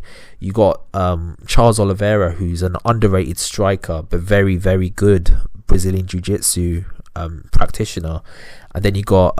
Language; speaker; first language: English; native; English